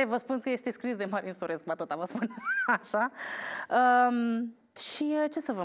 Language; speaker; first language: Romanian; native; Romanian